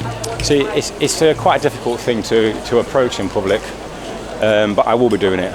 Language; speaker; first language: English; native; English